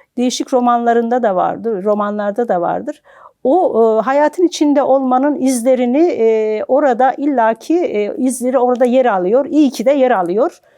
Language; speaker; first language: Turkish; native; Turkish